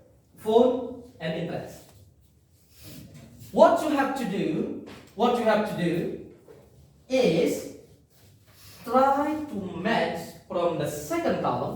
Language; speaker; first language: English; non-native, fluent; Indonesian